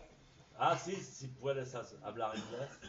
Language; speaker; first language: Spanish; non-native, fluent; French